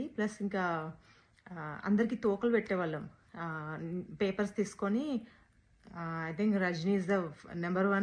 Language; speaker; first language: Telugu; native; Telugu